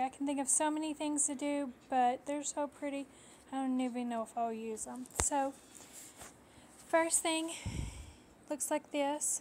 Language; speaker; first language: English; native; English